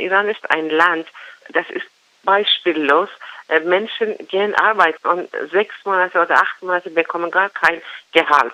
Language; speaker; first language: German; non-native, fluent; Persian